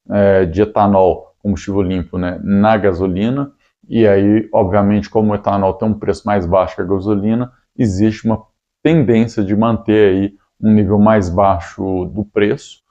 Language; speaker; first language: Portuguese; native; Portuguese